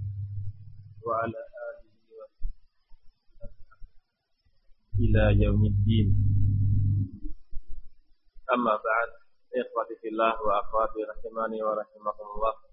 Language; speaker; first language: Arabic; non-native, fluent; Indonesian